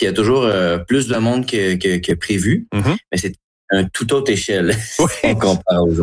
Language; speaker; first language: French; native; French